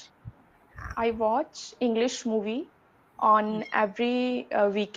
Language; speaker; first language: English; non-native, learner; Hindi